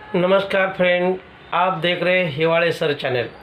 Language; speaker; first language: Hindi; non-native, local second language; Marathi